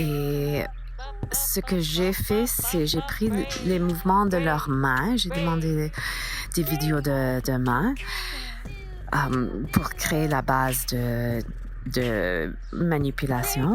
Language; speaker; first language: French; non-native, fluent; English